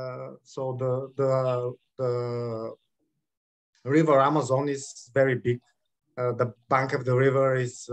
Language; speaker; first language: English; non-native, learner; Bulgarian